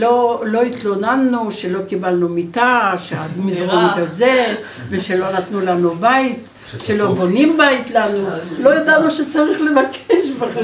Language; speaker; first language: Hebrew; non-native, fluent; Polish